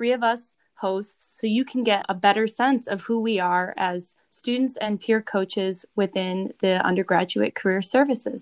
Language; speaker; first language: English; native; English